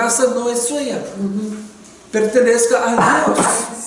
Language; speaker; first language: Spanish; non-native, learner; English